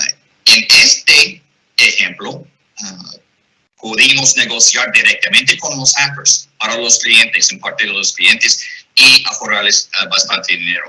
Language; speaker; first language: Spanish; non-native, fluent; English